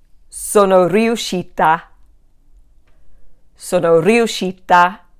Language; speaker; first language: Italian; non-native, fluent; English